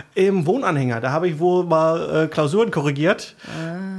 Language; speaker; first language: German; non-native, fluent; English